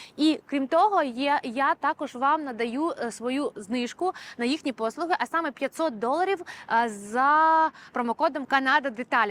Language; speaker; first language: Ukrainian; native; Ukrainian